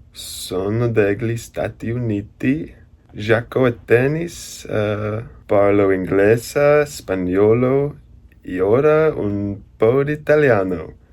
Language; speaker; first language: Italian; non-native, learner; English